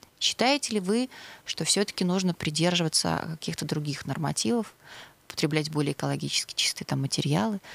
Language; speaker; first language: Russian; native; Russian